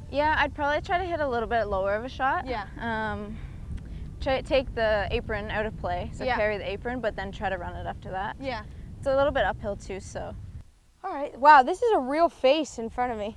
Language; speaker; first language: English; native; English